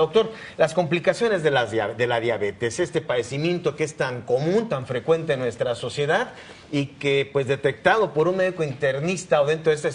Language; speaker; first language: Spanish; native; Spanish